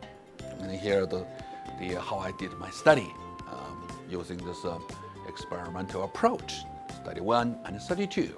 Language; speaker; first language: English; non-native, fluent; Chinese